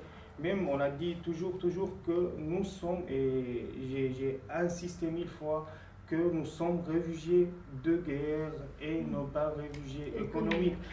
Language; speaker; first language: French; non-native, fluent; Arabic